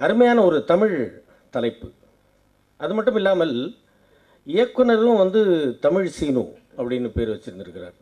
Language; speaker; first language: Tamil; native; Tamil